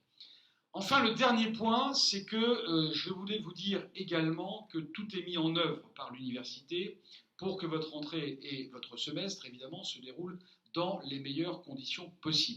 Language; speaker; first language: French; native; French